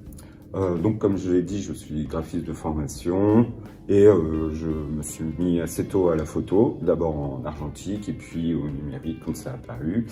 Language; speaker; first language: French; native; French